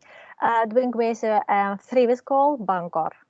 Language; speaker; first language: Welsh; non-native, learner; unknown